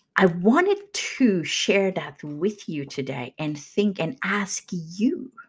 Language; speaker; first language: English; non-native, fluent; Swedish